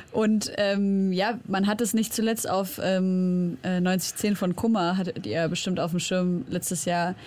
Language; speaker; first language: German; early bilingual, other home language; Arabic